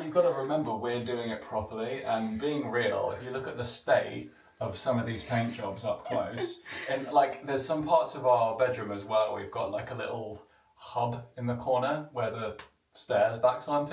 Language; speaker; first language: English; native; English